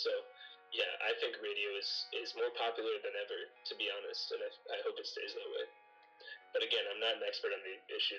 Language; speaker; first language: English; native; English